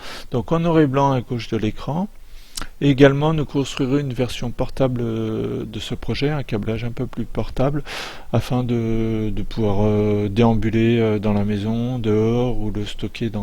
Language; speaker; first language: French; native; French